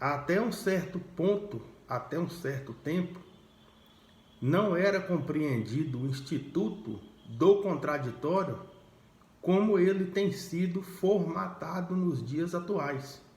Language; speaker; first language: Portuguese; native; Portuguese